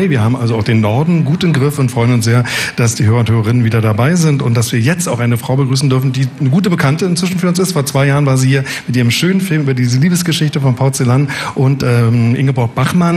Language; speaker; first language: German; native; German